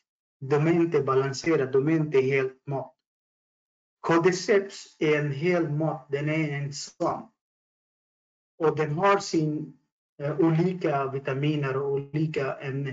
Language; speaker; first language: Swedish; non-native, fluent; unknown